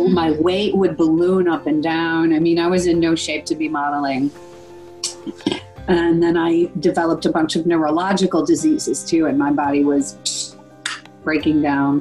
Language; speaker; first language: English; native; English